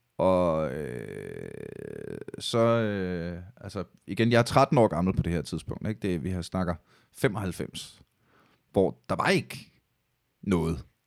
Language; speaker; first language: Danish; native; Danish